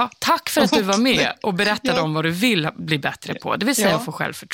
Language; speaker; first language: Swedish; native; Swedish